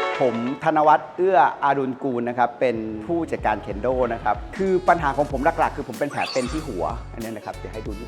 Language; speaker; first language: Thai; native; Thai